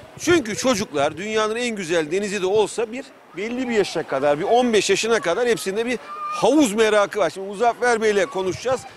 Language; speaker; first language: Turkish; native; Turkish